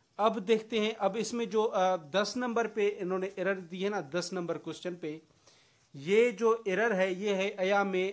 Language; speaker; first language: Urdu; non-native, local second language; Sindhi